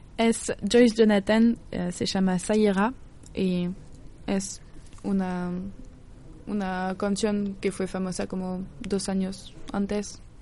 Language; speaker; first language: Spanish; non-native, learner; French